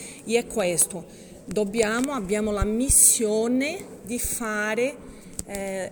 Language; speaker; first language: Italian; non-native, learner; English